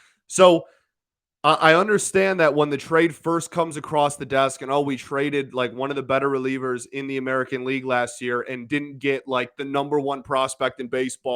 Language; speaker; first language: English; native; English